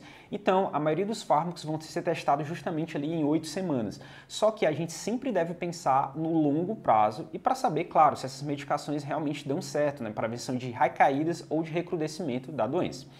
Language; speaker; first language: Portuguese; native; Portuguese